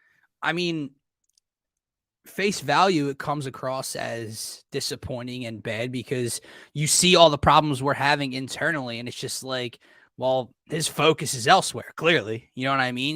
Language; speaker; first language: English; native; English